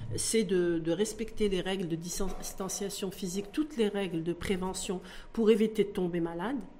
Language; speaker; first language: French; non-native, local second language; Arabic